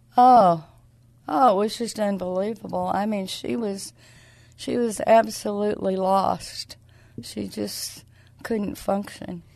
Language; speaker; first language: English; native; English